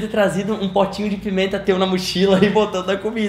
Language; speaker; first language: Portuguese; native; Portuguese